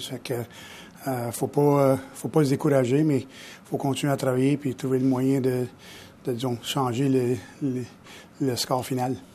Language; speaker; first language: French; native; French